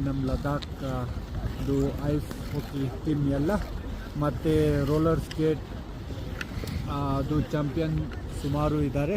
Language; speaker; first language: Kannada; non-native, local second language; Ladakhi